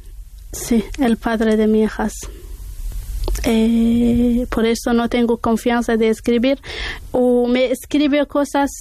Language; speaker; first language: Spanish; non-native, learner; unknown